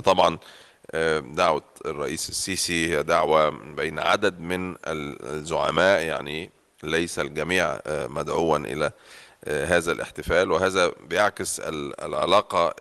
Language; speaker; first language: Arabic; native; Arabic